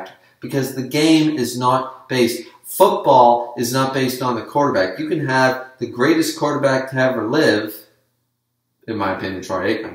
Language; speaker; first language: English; native; English